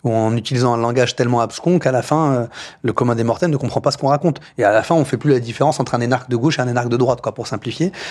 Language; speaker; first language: French; native; French